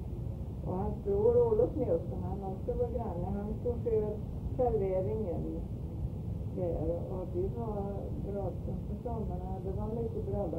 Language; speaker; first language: Swedish; early bilingual, heritage; Swedish